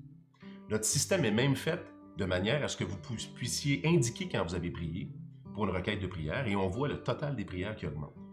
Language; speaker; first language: French; native; French